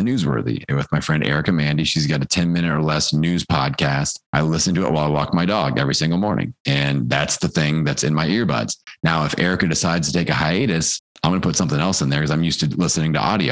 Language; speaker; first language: English; native; English